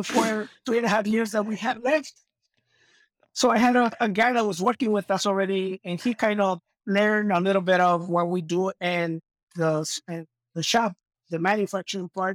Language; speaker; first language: English; non-native, fluent; Spanish